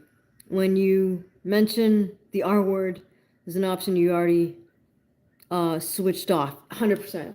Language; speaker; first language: English; native; English